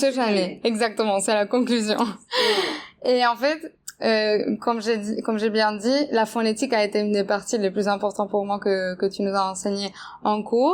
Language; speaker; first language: French; non-native, fluent; Spanish